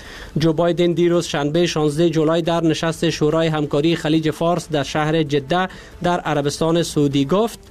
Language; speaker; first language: Persian; native; Persian